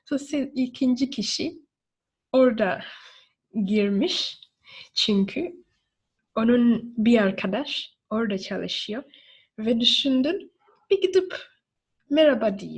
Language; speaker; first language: Turkish; non-native, learner; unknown